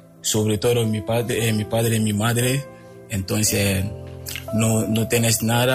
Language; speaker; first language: Spanish; non-native, fluent; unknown